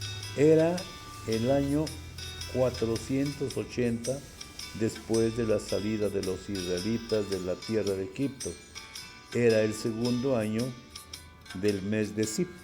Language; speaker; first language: Spanish; native; Spanish